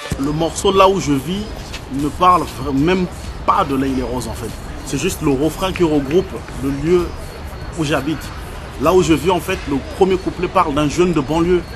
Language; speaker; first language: French; early bilingual, other home language; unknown